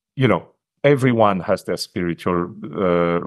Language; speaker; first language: English; non-native, fluent; French